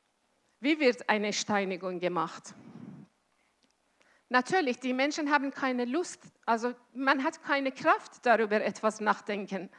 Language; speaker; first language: German; non-native, fluent; Azerbaijani